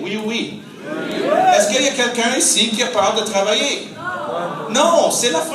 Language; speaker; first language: French; non-native, fluent; English